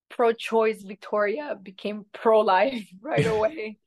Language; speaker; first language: English; early bilingual, other home language; Spanish